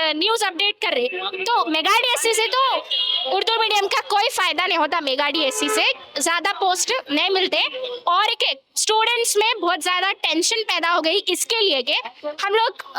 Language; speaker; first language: Hindi; non-native, local second language; Urdu